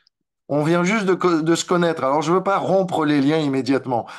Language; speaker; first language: French; native; French